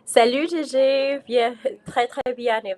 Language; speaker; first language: French; non-native, fluent; Spanish